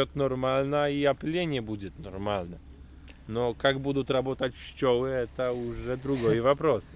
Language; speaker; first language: Russian; non-native, fluent; Polish